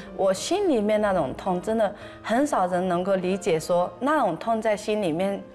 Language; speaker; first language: Chinese; native; Chinese